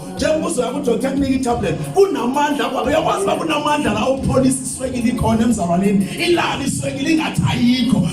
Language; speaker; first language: Zulu; non-native, local second language; Xhosa